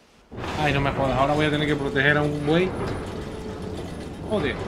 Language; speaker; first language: Spanish; native; Spanish